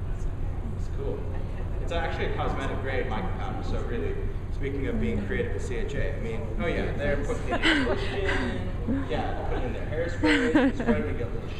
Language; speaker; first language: English; native; English